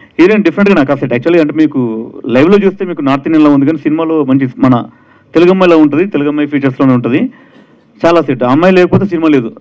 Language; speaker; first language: Telugu; native; Telugu